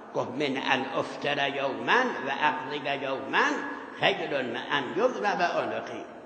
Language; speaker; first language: Persian; non-native, local second language; Azerbaijani